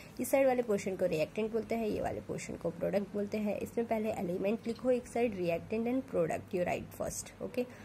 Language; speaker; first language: Hindi; non-native, local second language; Gujarati